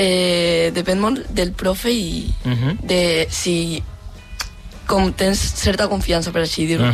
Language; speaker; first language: Catalan; non-native, local second language; Spanish